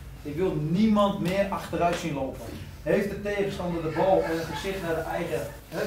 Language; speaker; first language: Dutch; native; Dutch